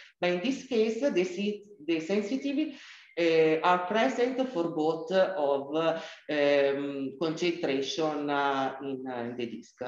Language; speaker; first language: English; non-native, learner; Italian